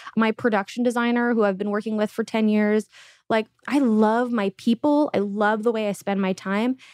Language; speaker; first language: English; early bilingual, other home language; Russian